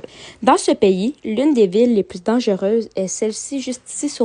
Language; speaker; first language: French; native; French